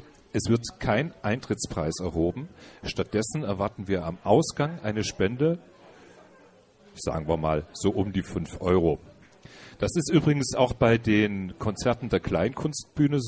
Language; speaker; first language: German; native; German